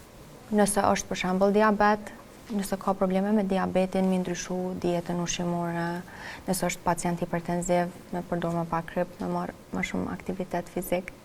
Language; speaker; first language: Albanian; native; Albanian